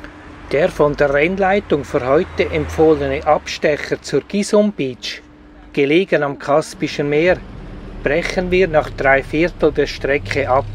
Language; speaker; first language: German; native; German